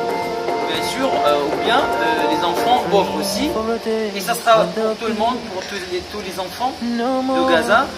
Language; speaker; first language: French; non-native, fluent; Arabic